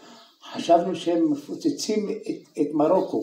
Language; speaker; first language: Hebrew; early bilingual, other home language; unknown